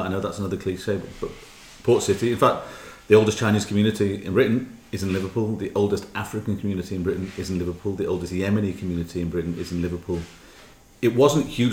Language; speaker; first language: English; native; English